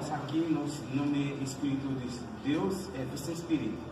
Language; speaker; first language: Portuguese; non-native, learner; Haitian Creole